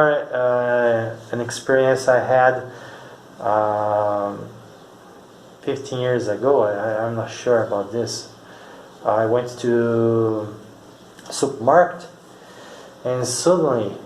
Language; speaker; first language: English; non-native, fluent; Portuguese